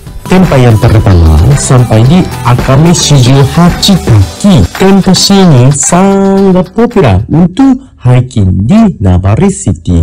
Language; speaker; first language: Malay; non-native, fluent; Japanese